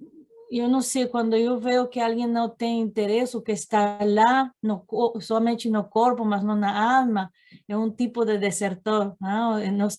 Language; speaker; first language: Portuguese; non-native, learner; Spanish